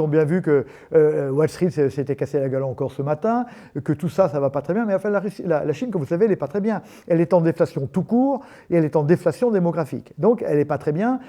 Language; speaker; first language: French; native; French